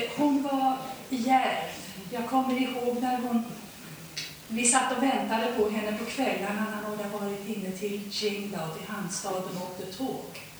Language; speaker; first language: Swedish; early bilingual, heritage; Swedish